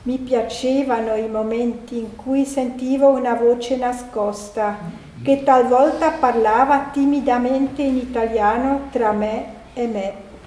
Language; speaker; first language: Italian; non-native, fluent; German